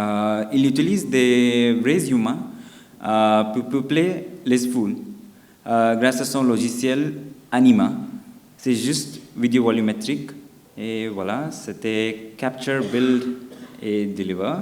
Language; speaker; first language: French; non-native, fluent; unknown